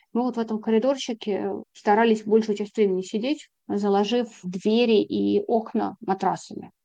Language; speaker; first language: Russian; native; Russian